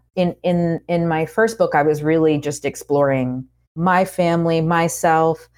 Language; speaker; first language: English; native; English